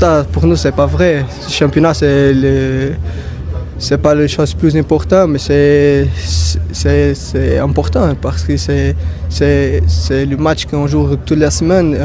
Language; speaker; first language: French; non-native, fluent; Portuguese